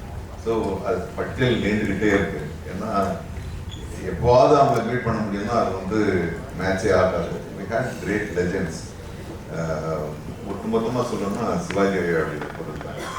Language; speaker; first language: Tamil; native; Tamil